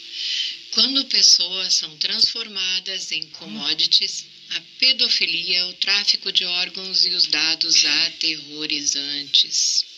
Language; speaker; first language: Portuguese; native; Portuguese